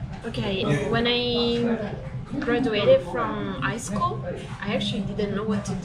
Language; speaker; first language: English; non-native, fluent; Italian